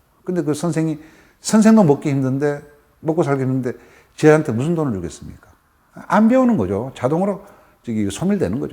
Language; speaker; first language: Korean; native; Korean